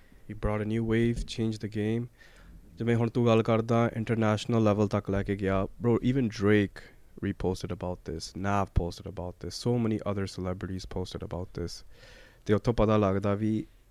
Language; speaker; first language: Punjabi; native; Punjabi